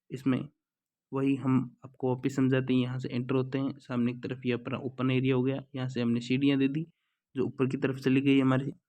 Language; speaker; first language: Hindi; native; Hindi